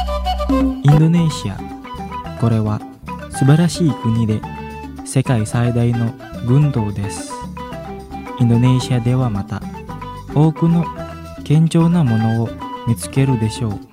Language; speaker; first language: Japanese; non-native, fluent; Indonesian